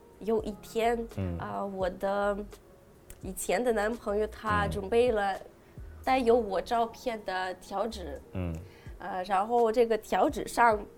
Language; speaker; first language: Chinese; non-native, fluent; Russian